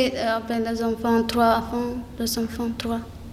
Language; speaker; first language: French; non-native, learner; Spanish